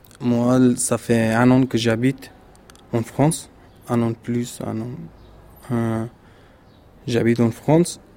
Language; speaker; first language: French; non-native, learner; Persian